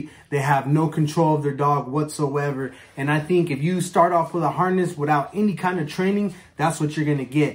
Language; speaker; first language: English; native; English